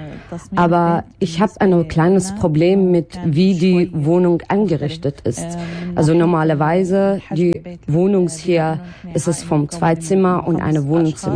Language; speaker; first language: German; non-native, learner; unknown